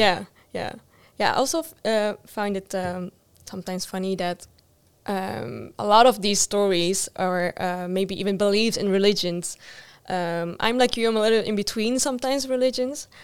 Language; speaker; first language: English; non-native, fluent; Dutch